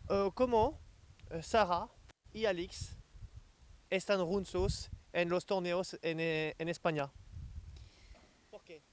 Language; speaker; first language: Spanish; non-native, learner; French